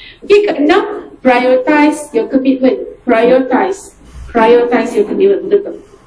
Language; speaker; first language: English; non-native, local second language; Malay